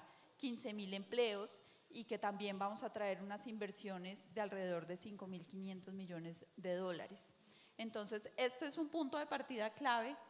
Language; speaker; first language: Spanish; native; Spanish